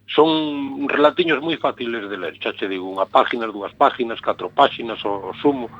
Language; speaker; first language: Galician; native; Galician